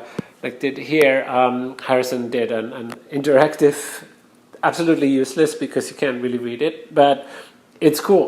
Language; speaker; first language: English; non-native, fluent; German